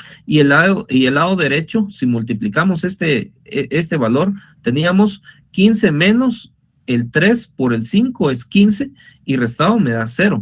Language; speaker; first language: Spanish; native; Spanish